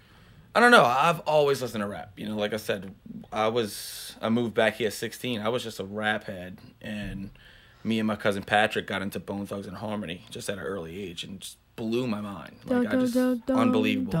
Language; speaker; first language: English; native; English